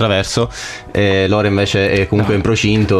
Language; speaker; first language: Italian; native; Italian